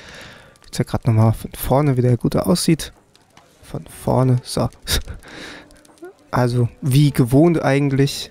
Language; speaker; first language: German; native; German